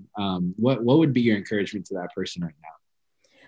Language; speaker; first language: English; early bilingual, other home language; Amharic